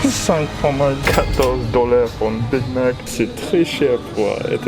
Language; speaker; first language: French; non-native, learner; English